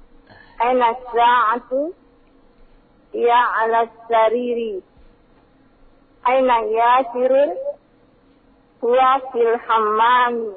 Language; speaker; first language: Arabic; non-native, learner; Indonesian